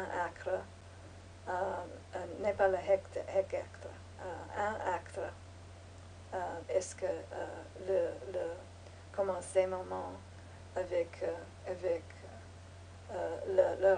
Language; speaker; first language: French; non-native, learner; English